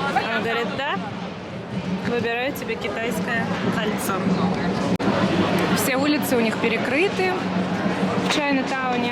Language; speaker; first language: Russian; native; Russian